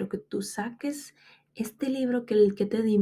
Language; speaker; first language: Spanish; early bilingual, heritage; Spanish